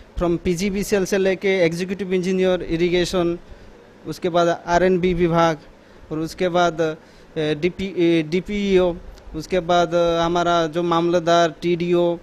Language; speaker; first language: Hindi; non-native, local second language; Gujarati